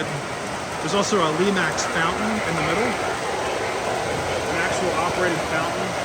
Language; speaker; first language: English; native; English